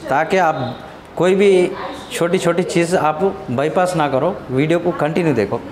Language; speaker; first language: Hindi; non-native, local second language; Telugu